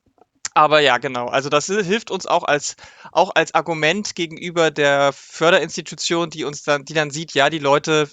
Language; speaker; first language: German; native; German